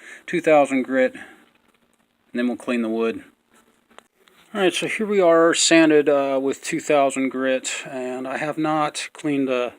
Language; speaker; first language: English; native; English